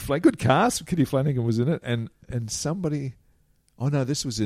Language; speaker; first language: English; native; English